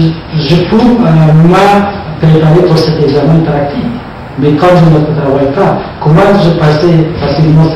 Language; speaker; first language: French; non-native, learner; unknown